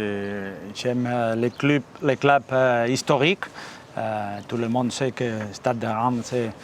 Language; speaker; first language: French; non-native, fluent; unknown